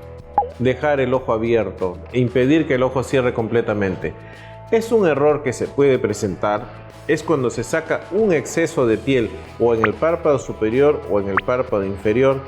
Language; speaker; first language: Spanish; native; Spanish